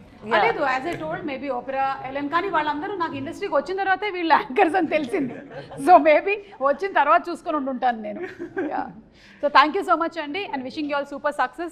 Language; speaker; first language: Telugu; native; Telugu